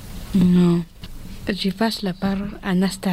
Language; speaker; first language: French; early bilingual, other home language; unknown